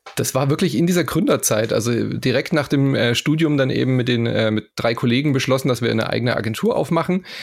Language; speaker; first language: German; native; German